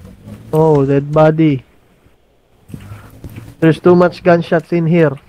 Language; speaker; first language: English; non-native, local second language; Filipino